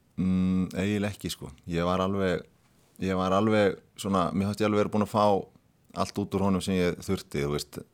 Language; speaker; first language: Icelandic; native; Icelandic